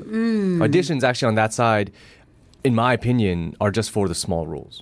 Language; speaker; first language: English; early bilingual, other home language; Chinese